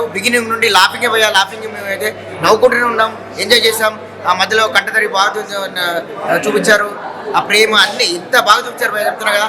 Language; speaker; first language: Telugu; native; Telugu